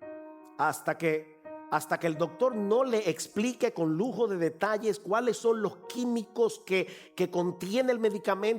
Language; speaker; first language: Spanish; native; Spanish